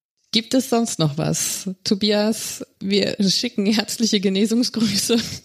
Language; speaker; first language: German; native; German